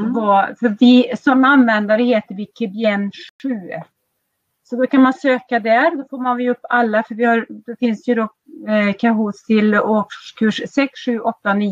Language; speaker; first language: Swedish; native; Swedish